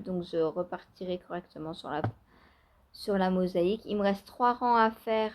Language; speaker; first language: French; native; French